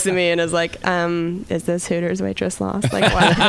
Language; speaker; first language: English; native; English